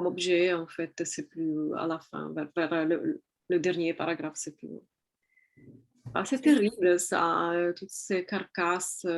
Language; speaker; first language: French; non-native, fluent; Italian